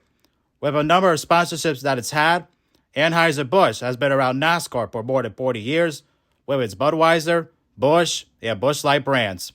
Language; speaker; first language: English; native; English